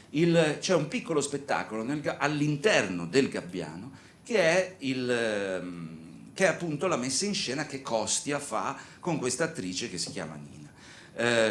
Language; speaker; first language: Italian; native; Italian